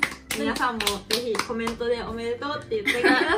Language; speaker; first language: Japanese; native; Japanese